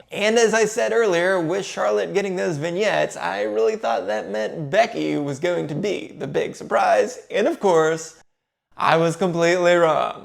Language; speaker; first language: English; native; English